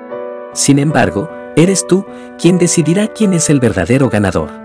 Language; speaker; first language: Spanish; native; Spanish